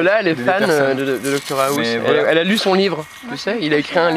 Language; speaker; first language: French; native; French